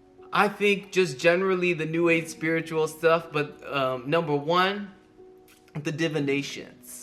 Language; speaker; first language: English; native; English